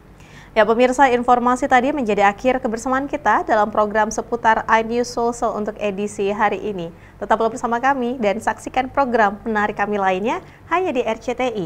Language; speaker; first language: Indonesian; native; Indonesian